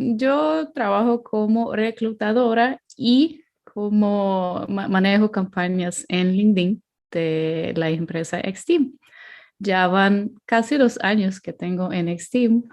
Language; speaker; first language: Spanish; non-native, fluent; Ukrainian